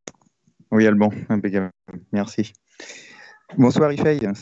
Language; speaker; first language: French; native; French